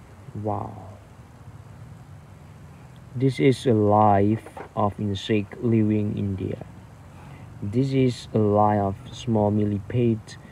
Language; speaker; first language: English; non-native, learner; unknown